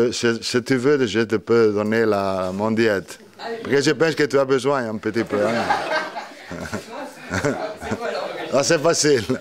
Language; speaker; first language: French; non-native, learner; Italian